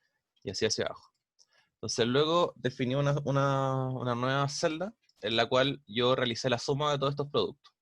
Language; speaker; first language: Spanish; native; Spanish